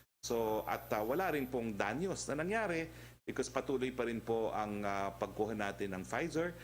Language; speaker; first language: Filipino; native; Filipino